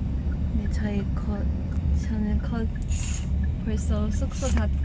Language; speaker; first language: Korean; non-native, fluent; Chinese